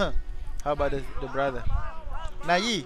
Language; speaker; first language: English; non-native, local second language; Malay